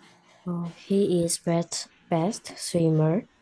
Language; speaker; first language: English; non-native, learner; Korean